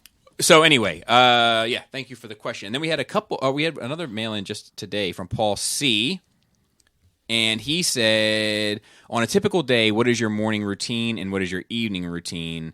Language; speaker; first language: English; native; English